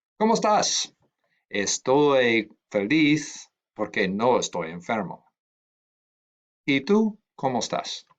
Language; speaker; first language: Spanish; non-native, fluent; English